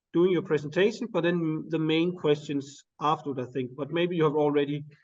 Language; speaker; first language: English; non-native, fluent; Danish